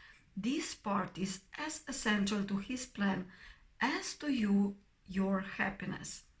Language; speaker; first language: English; non-native, fluent; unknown